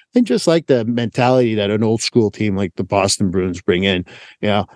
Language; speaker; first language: English; native; English